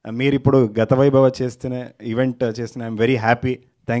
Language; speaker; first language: Telugu; non-native, learner; Kannada